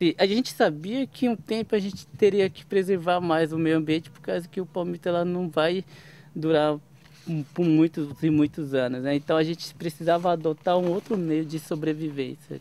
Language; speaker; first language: Portuguese; non-native, local second language; Guarani